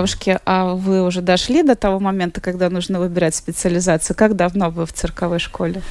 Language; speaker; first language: Russian; native; Russian